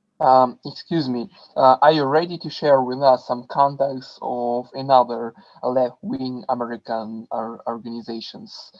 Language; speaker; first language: English; non-native, fluent; Russian